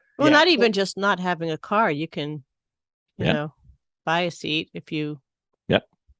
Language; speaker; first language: English; native; English